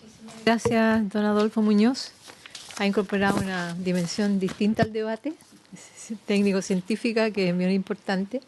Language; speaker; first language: Spanish; native; Spanish